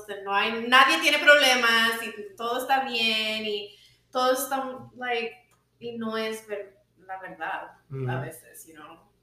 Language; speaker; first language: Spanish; early bilingual, other home language; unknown